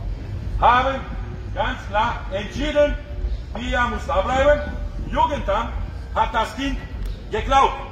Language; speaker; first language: German; non-native, fluent; Romanian